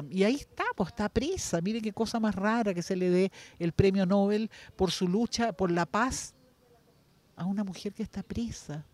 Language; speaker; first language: Spanish; native; Spanish